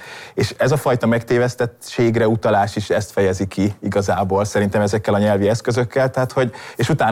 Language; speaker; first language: Hungarian; native; Hungarian